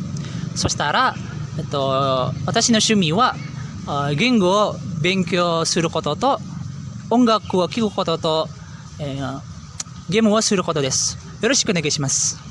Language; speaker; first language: Japanese; non-native, learner; Indonesian